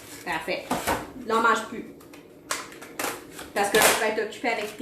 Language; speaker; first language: French; native; French